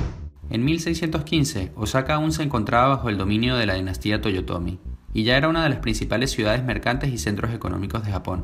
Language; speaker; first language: Spanish; native; Spanish